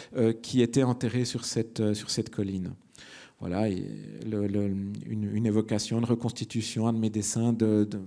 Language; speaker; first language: French; native; French